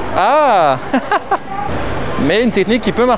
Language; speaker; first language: French; native; French